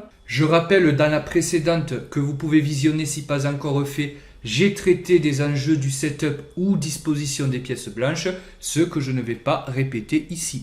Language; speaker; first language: French; native; French